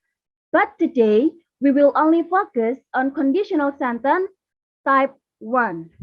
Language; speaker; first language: English; non-native, fluent; Indonesian